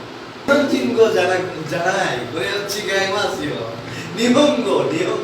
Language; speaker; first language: Japanese; non-native, learner; Bangla